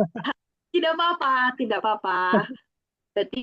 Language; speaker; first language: Indonesian; native; Indonesian